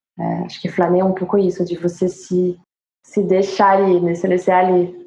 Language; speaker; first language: Portuguese; non-native, fluent; French